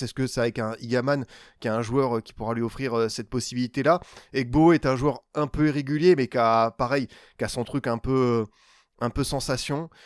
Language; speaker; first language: French; native; French